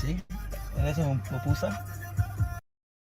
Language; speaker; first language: Spanish; early bilingual, heritage; English